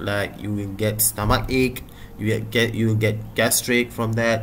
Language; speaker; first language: English; non-native, local second language; Malay